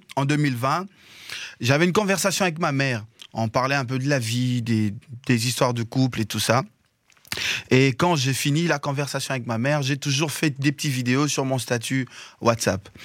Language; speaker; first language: French; non-native, local second language; Lingala